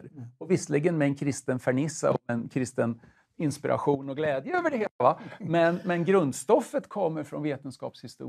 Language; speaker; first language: Swedish; native; Swedish